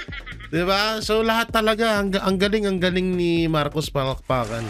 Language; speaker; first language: Filipino; native; Filipino